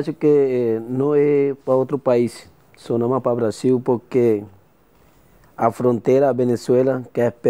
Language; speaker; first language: Portuguese; non-native, learner; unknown